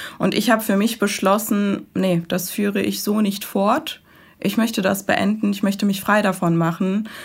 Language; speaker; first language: German; early bilingual, other home language; Persian